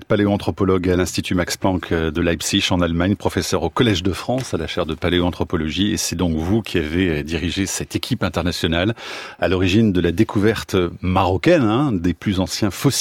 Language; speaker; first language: French; native; French